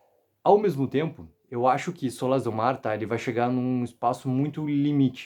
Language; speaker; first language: Portuguese; native; Portuguese